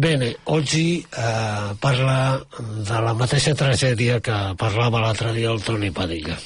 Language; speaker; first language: Italian; non-native, learner; Catalan